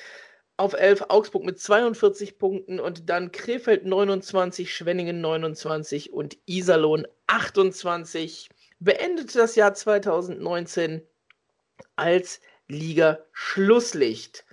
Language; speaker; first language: German; native; German